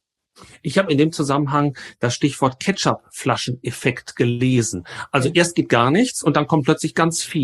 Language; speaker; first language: German; native; German